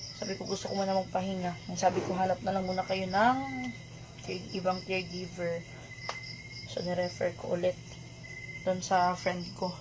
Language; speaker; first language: Filipino; non-native, local second language; Cebuano